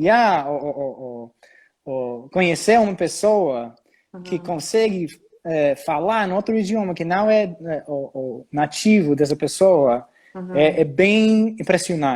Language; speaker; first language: Portuguese; non-native, fluent; English